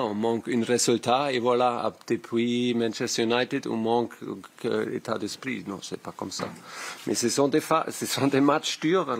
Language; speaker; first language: French; non-native, learner; German